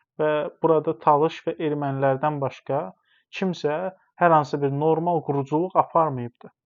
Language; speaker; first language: Azerbaijani; non-native, local second language; Talysh